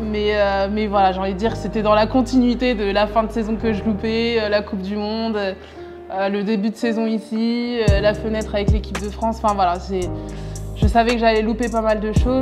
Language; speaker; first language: French; native; French